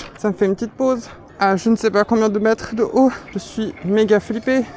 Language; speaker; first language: French; native; French